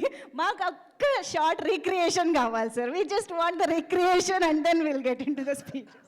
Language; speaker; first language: Telugu; native; Telugu